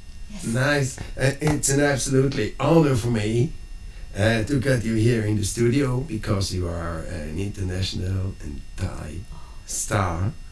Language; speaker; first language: English; non-native, learner; German